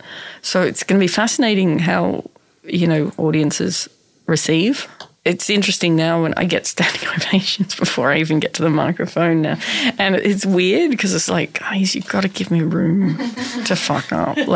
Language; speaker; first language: English; native; English